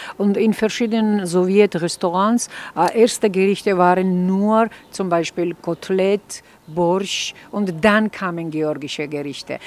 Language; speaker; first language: German; non-native, fluent; Georgian